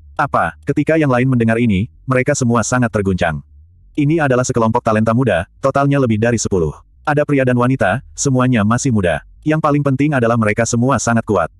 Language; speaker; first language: Indonesian; native; Indonesian